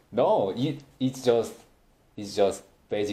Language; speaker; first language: English; non-native, learner; Korean